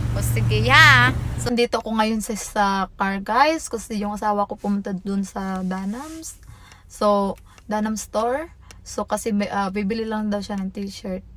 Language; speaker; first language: Filipino; non-native, local second language; Cebuano